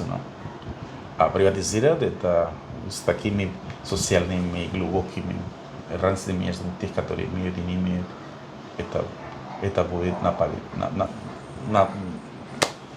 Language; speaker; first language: Russian; non-native, fluent; Spanish